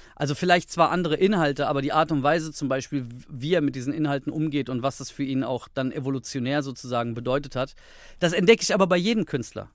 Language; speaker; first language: German; early bilingual, heritage; Greek